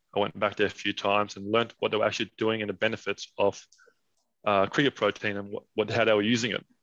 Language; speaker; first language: English; non-native, fluent; Danish